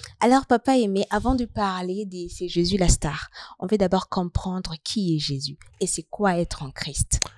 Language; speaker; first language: French; non-native, local second language; Rundi